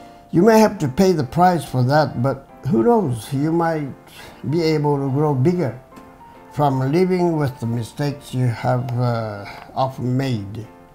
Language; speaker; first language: English; non-native, fluent; Japanese